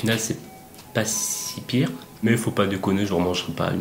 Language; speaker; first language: French; native; French